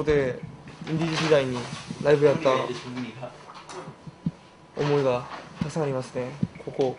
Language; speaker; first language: Japanese; non-native, learner; Korean